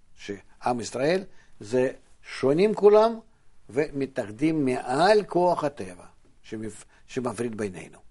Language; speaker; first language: Hebrew; non-native, fluent; Russian